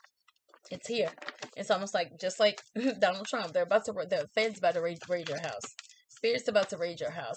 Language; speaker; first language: English; native; English